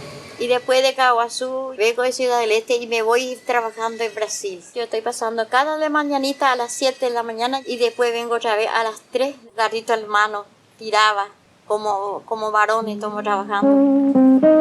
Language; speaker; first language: Spanish; non-native, local second language; Guarani